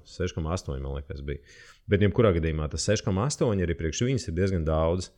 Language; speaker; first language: Latvian; native; Latvian